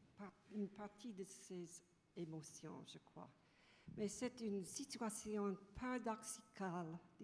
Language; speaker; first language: French; non-native, fluent; English